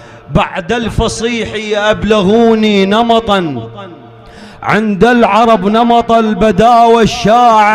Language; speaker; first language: Arabic; native; Arabic